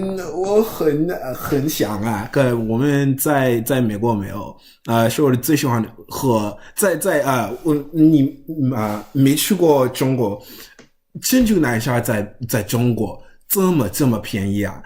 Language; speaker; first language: Chinese; non-native, learner; English